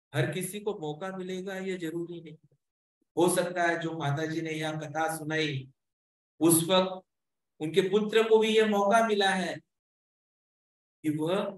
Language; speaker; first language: Hindi; non-native, local second language; Marathi